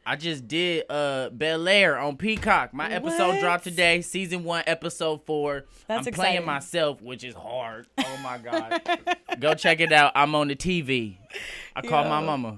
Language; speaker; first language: English; native; English